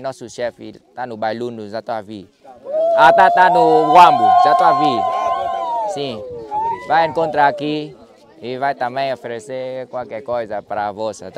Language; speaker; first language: Portuguese; non-native, learner; Vietnamese